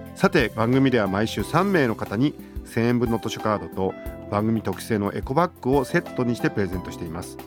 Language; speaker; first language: Japanese; native; Japanese